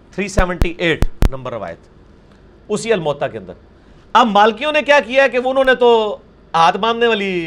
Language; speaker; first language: Urdu; non-native, local second language; Punjabi